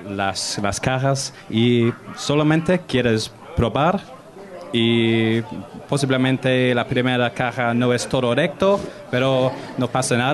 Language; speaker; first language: Spanish; non-native, learner; English